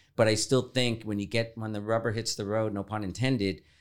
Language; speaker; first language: English; native; English